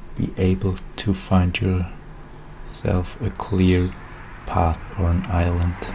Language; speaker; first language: English; non-native, fluent; German